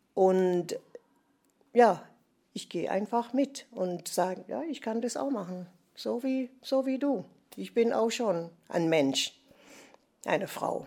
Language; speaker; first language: German; non-native, fluent; English